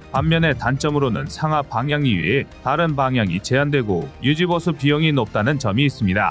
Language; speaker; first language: Korean; native; Korean